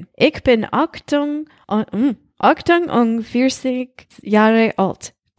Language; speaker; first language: German; non-native, learner; English